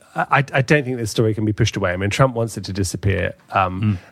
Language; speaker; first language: English; native; English